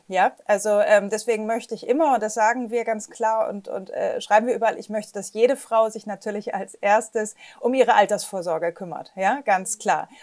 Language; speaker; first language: German; native; German